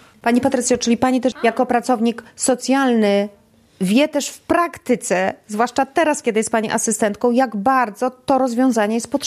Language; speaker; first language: Polish; native; Polish